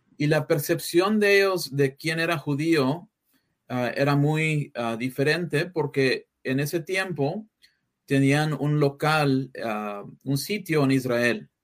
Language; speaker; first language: Spanish; early bilingual, heritage; English